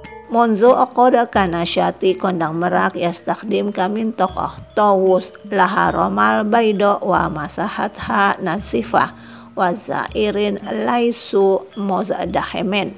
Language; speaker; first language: Arabic; non-native, fluent; Indonesian